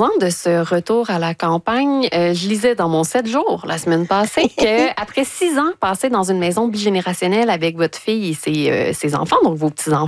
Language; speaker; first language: French; native; French